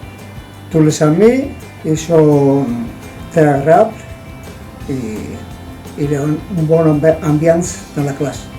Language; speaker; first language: French; non-native, learner; Basque